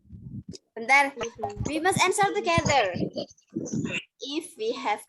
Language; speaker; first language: English; non-native, local second language; Indonesian